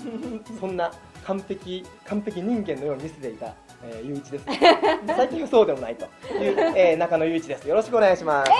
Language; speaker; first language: Japanese; native; Japanese